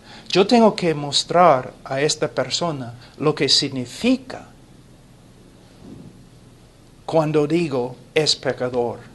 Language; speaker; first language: Spanish; non-native, fluent; English